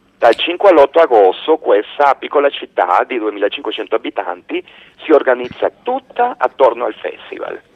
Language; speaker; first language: Italian; non-native, fluent; Spanish